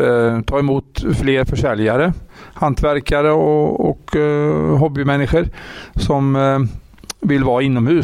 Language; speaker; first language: Swedish; native; Swedish